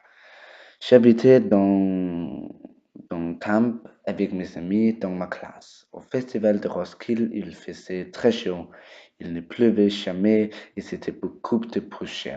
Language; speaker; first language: French; non-native, learner; Danish